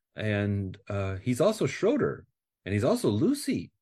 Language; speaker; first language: English; native; English